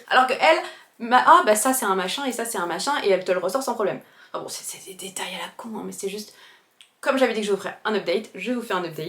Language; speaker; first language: French; native; French